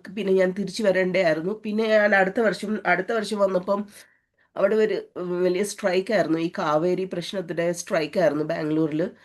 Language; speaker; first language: Malayalam; early bilingual, heritage; Malayalam